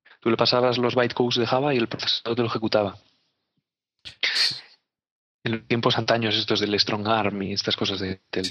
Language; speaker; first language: Spanish; native; Spanish